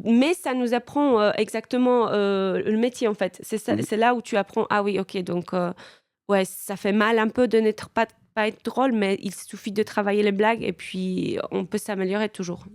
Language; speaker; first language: French; non-native, fluent; Polish